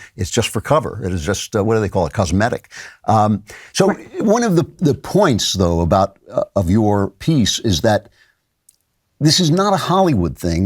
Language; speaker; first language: English; native; English